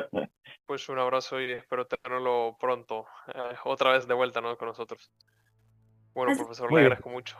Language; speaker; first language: Spanish; native; Spanish